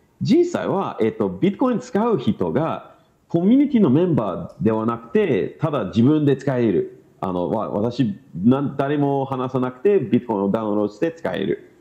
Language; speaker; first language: Japanese; non-native, learner; English